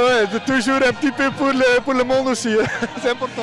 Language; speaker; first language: French; non-native, local second language; Dutch